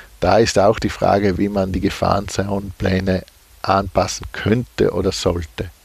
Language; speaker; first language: German; native; German